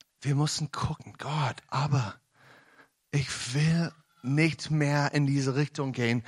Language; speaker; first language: German; non-native, learner; English